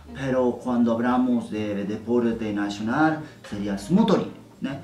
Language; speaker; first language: Spanish; non-native, learner; Japanese